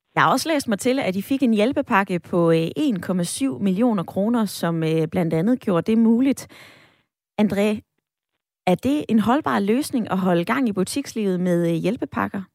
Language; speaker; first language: Danish; native; Danish